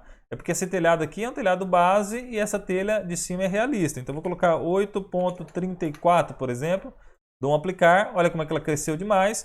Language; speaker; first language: Portuguese; native; Portuguese